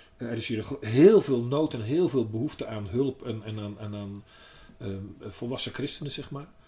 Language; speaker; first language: Dutch; native; Dutch